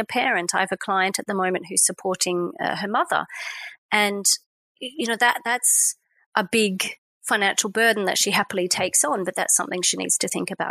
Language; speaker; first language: English; native; English